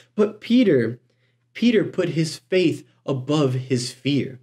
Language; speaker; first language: English; native; English